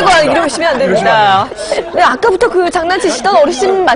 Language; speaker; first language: Korean; native; Korean